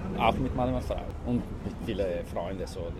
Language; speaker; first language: German; non-native, local second language; Italian